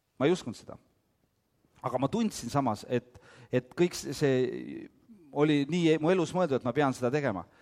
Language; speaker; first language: Estonian; early bilingual, heritage; Estonian